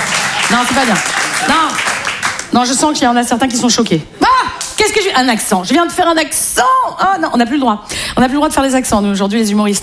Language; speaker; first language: French; native; French